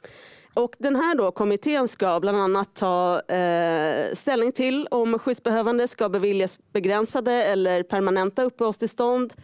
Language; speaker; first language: Swedish; native; Swedish